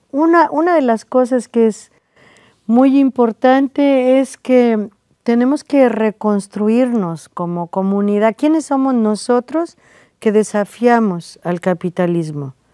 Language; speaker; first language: Spanish; native; Spanish